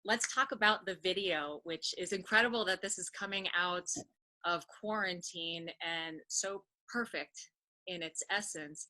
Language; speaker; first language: English; native; English